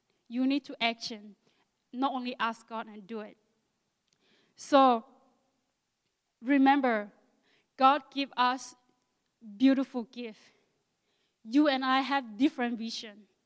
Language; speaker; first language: English; non-native, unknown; Akha